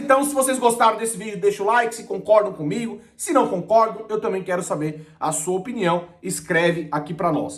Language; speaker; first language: Portuguese; native; Portuguese